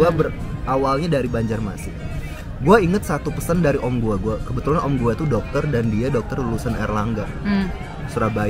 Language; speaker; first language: Indonesian; native; Indonesian